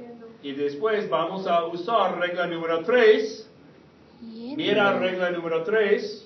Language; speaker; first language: Spanish; non-native, fluent; English